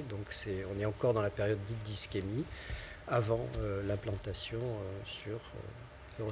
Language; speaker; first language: French; native; French